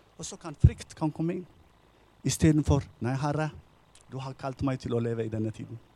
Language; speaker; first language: Norwegian; non-native, fluent; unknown